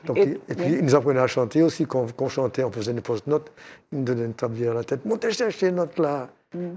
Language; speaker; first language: French; native; French